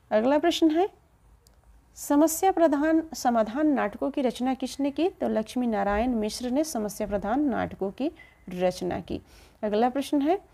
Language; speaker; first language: Hindi; native; Hindi